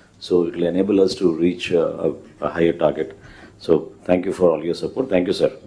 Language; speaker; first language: English; non-native, local second language; Telugu